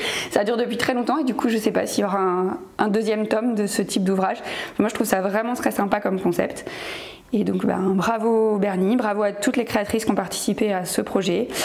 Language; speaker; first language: French; native; French